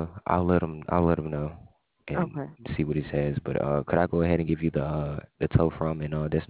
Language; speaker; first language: English; native; English